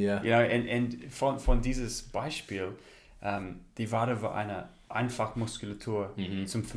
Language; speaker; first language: German; non-native, learner; English